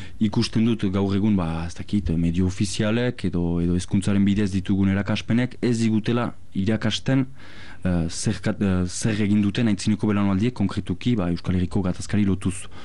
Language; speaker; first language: Basque; native; Basque